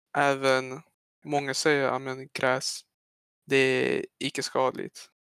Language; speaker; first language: Swedish; early bilingual, other home language; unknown